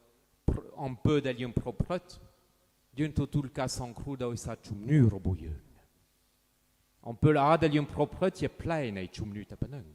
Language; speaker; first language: Khmer; non-native, fluent; French